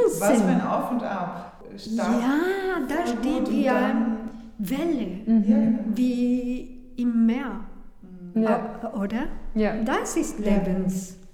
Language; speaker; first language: German; non-native, learner; Spanish